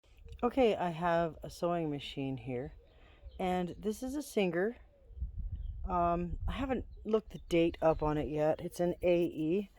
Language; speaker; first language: English; native; English